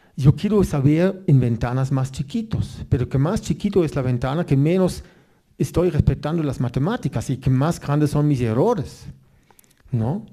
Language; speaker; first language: Spanish; non-native, fluent; German